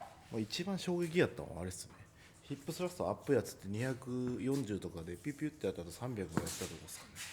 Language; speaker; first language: Japanese; native; Japanese